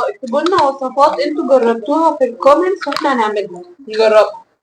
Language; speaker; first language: Arabic; native; Arabic